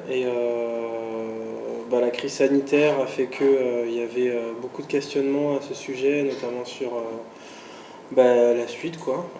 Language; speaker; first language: French; native; French